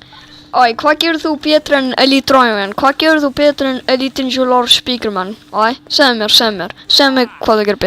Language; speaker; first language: Icelandic; early bilingual, heritage; Swedish